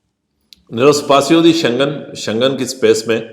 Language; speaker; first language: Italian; non-native, fluent; Urdu